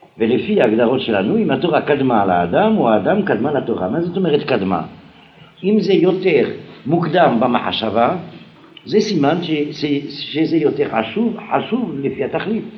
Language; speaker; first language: Hebrew; non-native, fluent; French